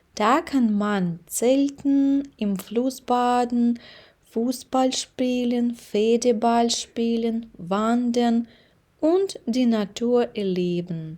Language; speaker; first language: German; non-native, fluent; Ukrainian